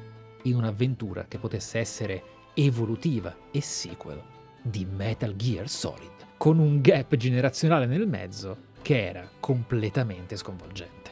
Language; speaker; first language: Italian; native; Italian